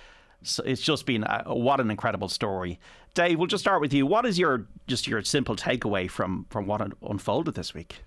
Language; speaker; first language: English; native; English